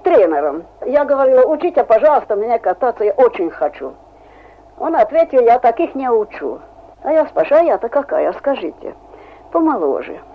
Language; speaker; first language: Russian; non-native, fluent; Hungarian